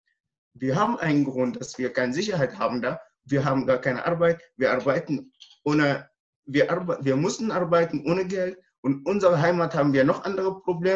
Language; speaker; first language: German; non-native, learner; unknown